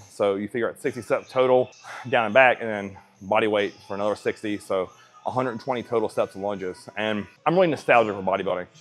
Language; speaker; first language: English; native; English